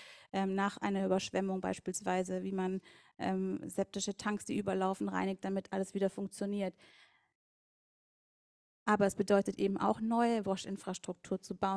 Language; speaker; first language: German; native; German